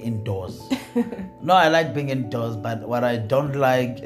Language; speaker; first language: English; non-native, local second language; Xhosa